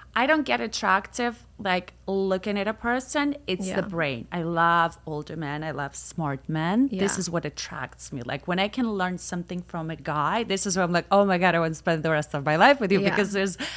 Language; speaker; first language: English; non-native, fluent; Russian